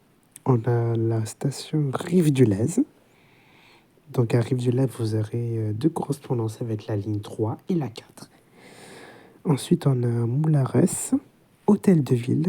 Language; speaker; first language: French; native; French